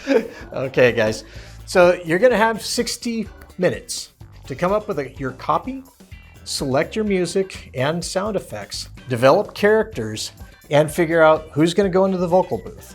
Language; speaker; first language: English; native; English